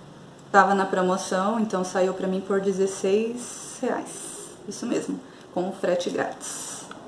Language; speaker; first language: Portuguese; native; Portuguese